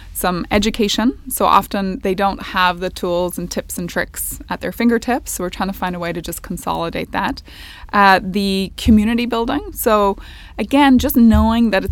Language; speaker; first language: English; native; English